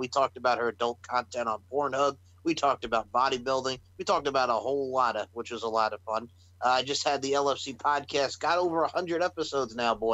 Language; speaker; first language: English; native; English